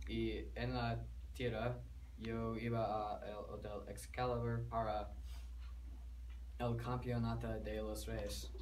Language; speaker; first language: Spanish; non-native, learner; English